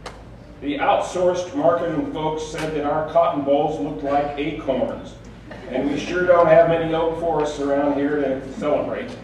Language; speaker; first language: English; native; English